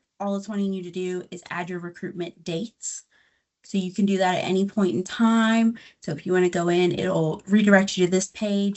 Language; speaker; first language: English; native; English